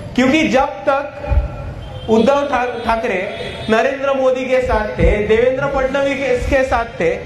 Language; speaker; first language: Hindi; non-native, local second language; Marathi